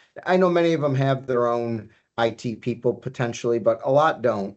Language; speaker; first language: English; native; English